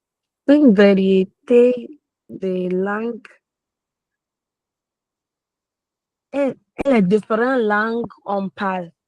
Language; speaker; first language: French; non-native, learner; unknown